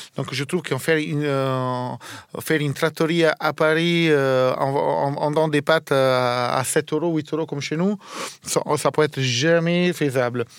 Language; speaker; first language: French; non-native, fluent; Italian